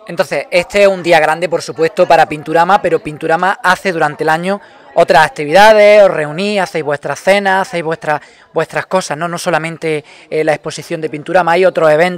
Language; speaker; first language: Spanish; native; Spanish